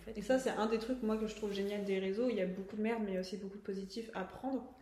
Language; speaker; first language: French; native; French